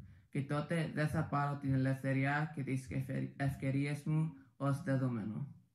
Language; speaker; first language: Greek; early bilingual, other home language; English